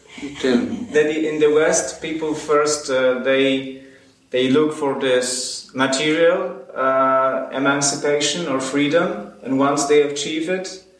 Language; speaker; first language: English; non-native, fluent; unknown